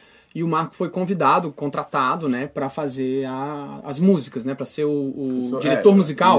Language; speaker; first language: Portuguese; native; Portuguese